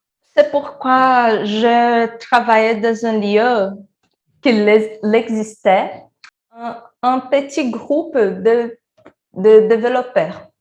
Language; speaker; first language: French; non-native, learner; Portuguese